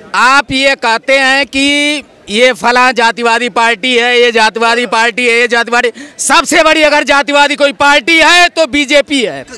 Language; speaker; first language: Hindi; native; Hindi